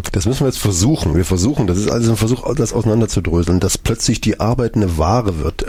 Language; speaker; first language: German; native; German